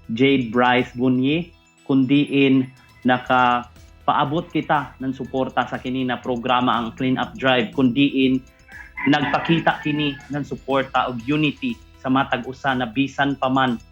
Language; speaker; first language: Cebuano; native; Cebuano